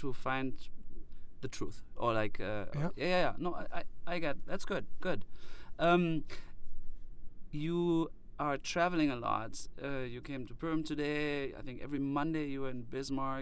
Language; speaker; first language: English; non-native, fluent; German